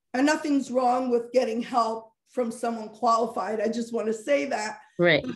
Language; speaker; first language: English; native; English